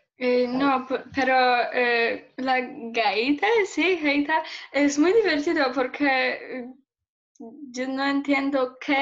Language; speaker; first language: Spanish; non-native, learner; Polish